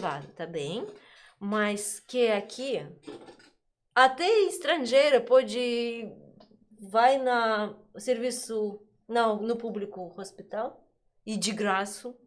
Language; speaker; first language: Portuguese; non-native, learner; Russian